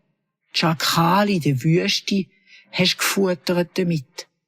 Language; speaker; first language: German; native; German